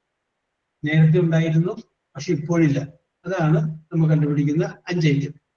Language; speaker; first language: Malayalam; native; Malayalam